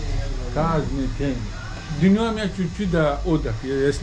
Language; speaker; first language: Russian; non-native, learner; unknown